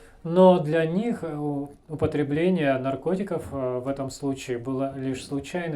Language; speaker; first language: Russian; native; Russian